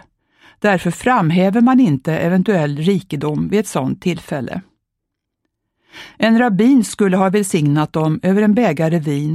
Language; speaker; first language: Swedish; early bilingual, other home language; Hungarian